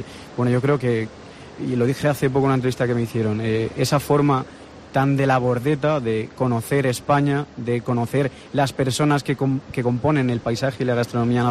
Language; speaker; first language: Spanish; native; Spanish